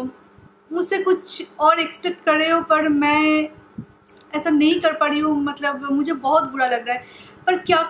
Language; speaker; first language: Hindi; non-native, local second language; Bangla